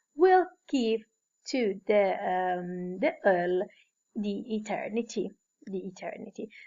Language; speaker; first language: English; non-native, fluent; Italian